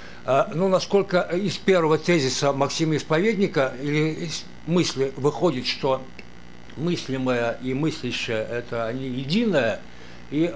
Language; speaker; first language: Russian; native; Russian